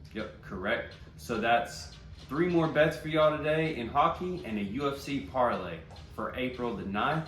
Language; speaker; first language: English; native; English